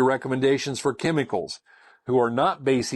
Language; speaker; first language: English; native; English